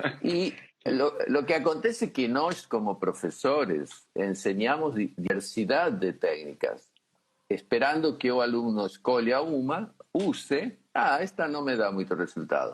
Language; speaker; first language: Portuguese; non-native, fluent; Spanish